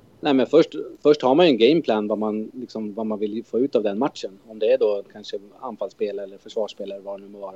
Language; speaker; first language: Swedish; native; Swedish